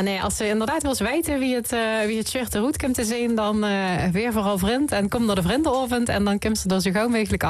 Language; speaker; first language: Dutch; native; Dutch